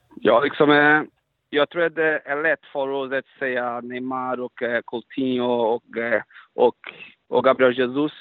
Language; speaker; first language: Swedish; non-native, fluent; Portuguese